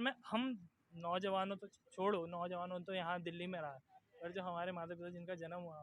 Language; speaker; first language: Hindi; native; Hindi